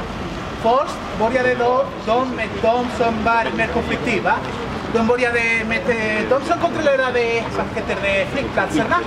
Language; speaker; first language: Swedish; non-native, learner; Spanish